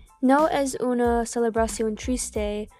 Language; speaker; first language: Spanish; non-native, learner; English